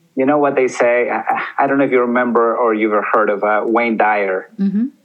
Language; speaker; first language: English; early bilingual, other home language; Spanish